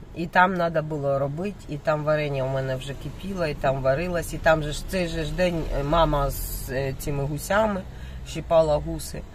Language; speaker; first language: Ukrainian; non-native, local second language; Russian